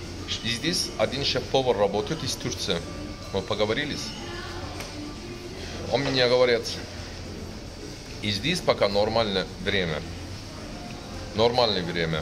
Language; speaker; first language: Russian; non-native, learner; Turkish